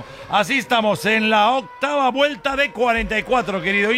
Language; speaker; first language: Spanish; native; Spanish